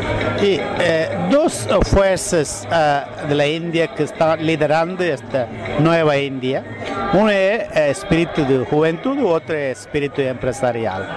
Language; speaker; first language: Spanish; non-native, fluent; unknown